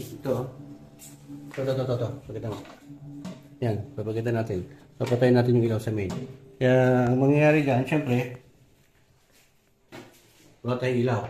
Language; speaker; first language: Filipino; native; Filipino